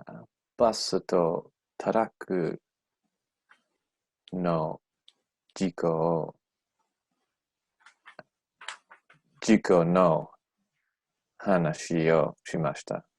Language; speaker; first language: Japanese; non-native, learner; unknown